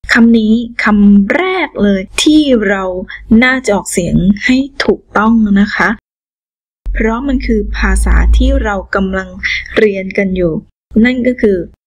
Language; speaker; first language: Thai; native; Thai